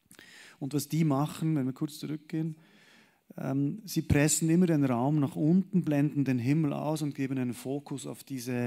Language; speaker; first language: German; native; German